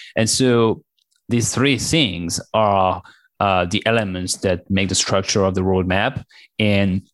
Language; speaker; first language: English; non-native, fluent; French